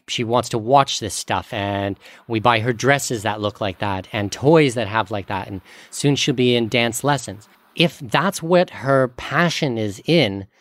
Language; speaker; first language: English; native; English